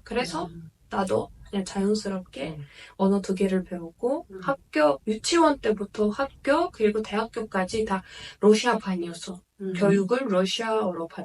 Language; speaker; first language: Korean; non-native, fluent; Azerbaijani